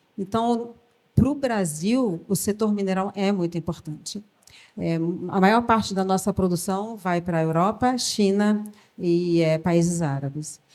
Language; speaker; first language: Portuguese; early bilingual, other home language; French